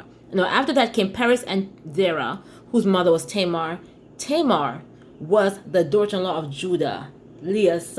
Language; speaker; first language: English; native; English